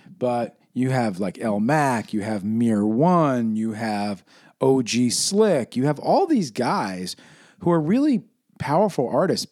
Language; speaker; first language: English; native; English